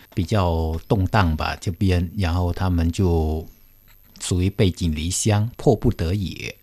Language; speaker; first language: Chinese; early bilingual, heritage; Khmer